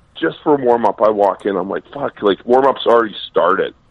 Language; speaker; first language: English; native; English